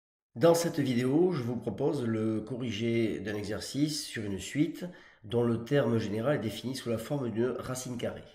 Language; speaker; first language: French; native; French